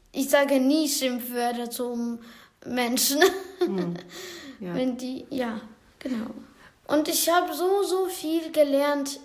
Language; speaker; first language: German; non-native, learner; Ukrainian